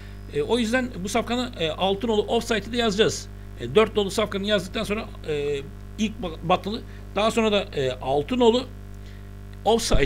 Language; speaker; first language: Turkish; native; Turkish